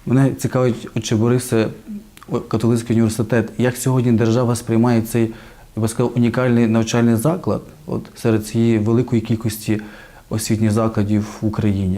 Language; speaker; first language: Ukrainian; native; Ukrainian